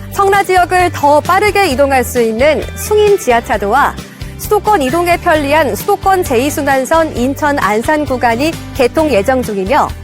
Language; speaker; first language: Korean; native; Korean